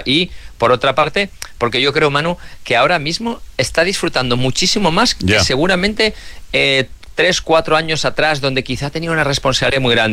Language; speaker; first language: Spanish; native; Spanish